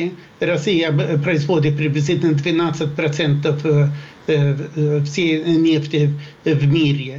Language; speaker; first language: Russian; non-native, fluent; Swedish